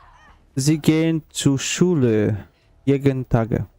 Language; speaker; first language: German; non-native, learner; Russian